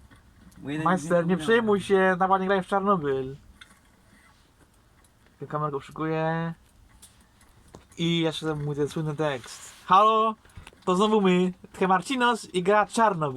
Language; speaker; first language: Polish; native; Polish